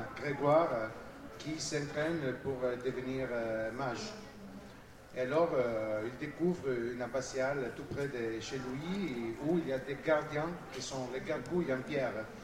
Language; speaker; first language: French; non-native, fluent; Italian